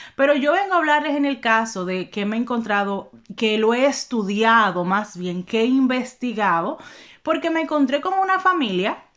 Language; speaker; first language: Spanish; native; Spanish